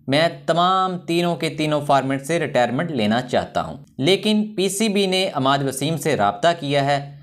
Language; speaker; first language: Urdu; non-native, local second language; Punjabi